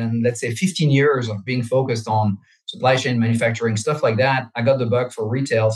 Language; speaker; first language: English; non-native, fluent; French